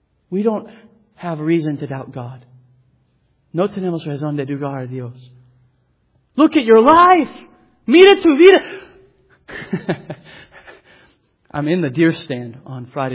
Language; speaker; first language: English; native; English